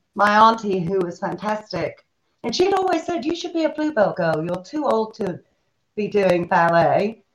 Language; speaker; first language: English; native; English